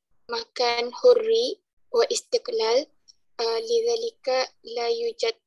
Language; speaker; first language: Arabic; non-native, learner; Malay